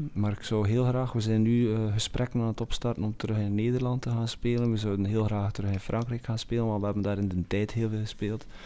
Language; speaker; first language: Dutch; native; Dutch